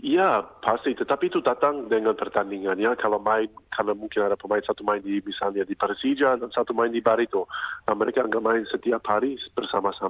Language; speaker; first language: Indonesian; non-native, fluent; English